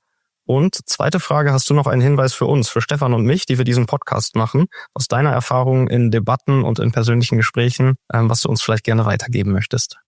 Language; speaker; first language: German; native; German